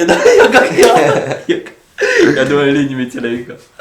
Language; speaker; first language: Russian; non-native, learner; Chinese